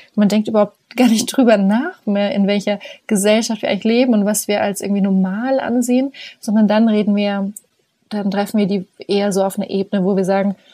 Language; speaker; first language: German; native; German